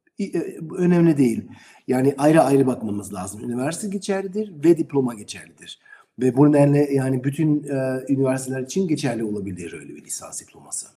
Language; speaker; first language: Turkish; non-native, learner; German